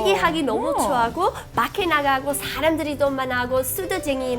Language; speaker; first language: Korean; non-native, fluent; English